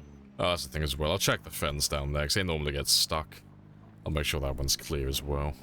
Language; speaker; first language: English; native; English